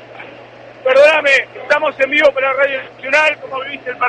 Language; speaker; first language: Spanish; native; Spanish